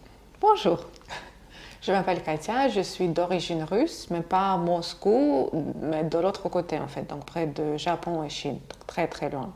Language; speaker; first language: French; non-native, fluent; Russian